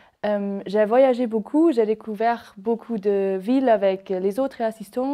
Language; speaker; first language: French; non-native, fluent; German